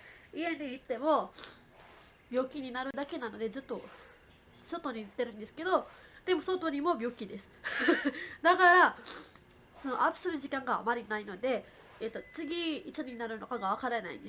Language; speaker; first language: Japanese; non-native, fluent; Filipino